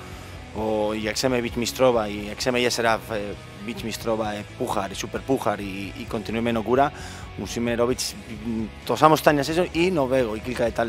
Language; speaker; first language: Polish; non-native, learner; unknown